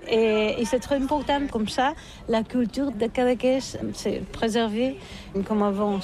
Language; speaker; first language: French; non-native, learner; Catalan